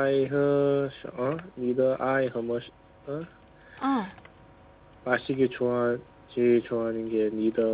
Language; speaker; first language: Chinese; non-native, learner; Korean